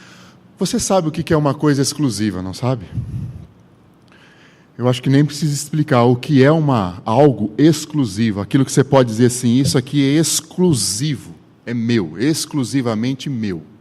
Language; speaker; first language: Portuguese; native; Portuguese